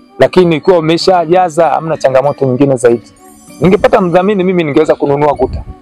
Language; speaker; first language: Swahili; non-native, local second language; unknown